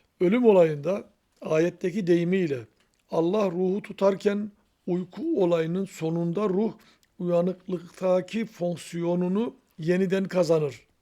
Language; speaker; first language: Turkish; native; Turkish